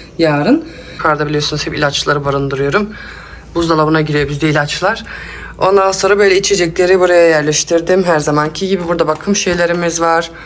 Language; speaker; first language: Turkish; early bilingual, heritage; Turkish